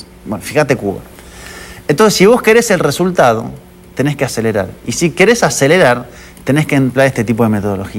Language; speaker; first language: Spanish; native; Spanish